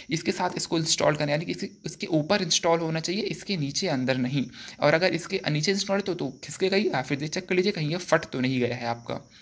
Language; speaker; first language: Hindi; native; Hindi